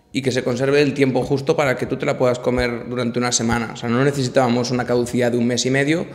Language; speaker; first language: Spanish; native; Spanish